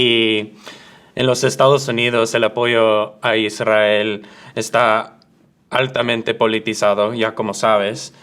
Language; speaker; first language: Spanish; early bilingual, other home language; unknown